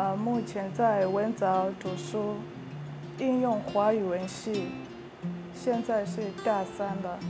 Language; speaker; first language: Chinese; non-native, fluent; Nyanja